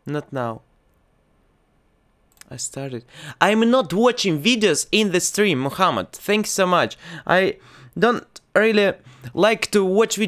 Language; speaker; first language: English; non-native, learner; Russian